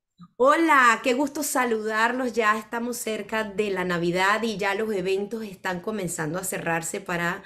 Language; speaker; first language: Spanish; native; Spanish